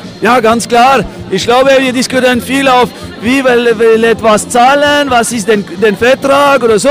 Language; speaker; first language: German; non-native, local second language; French